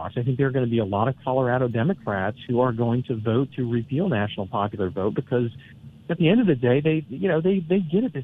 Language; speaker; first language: English; native; English